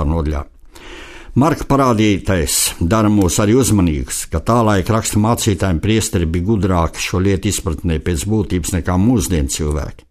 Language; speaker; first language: Latvian; native; Latvian